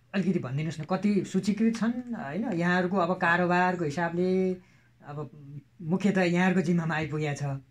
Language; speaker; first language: Nepali; native; Nepali